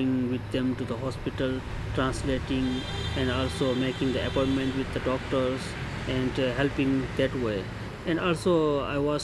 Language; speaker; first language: English; non-native, local second language; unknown